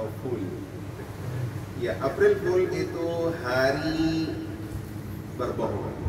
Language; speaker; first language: Indonesian; non-native, fluent; Urdu